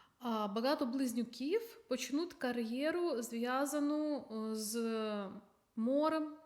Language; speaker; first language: Ukrainian; non-native, local second language; Russian